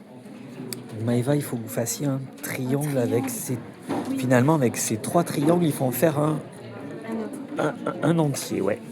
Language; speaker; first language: French; native; French